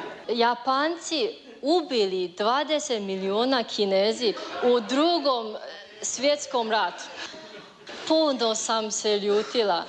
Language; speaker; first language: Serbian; non-native, learner; Chinese